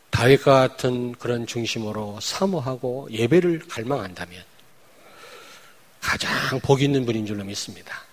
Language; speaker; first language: Korean; native; Korean